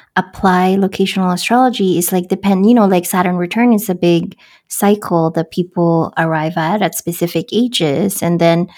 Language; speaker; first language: English; non-native, local second language; Filipino